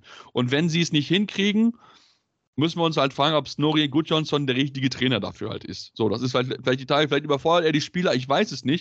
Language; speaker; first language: German; native; German